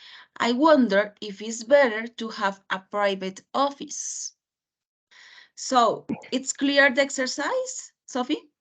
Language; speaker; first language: English; non-native, fluent; Spanish